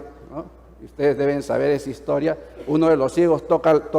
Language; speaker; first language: Spanish; native; Spanish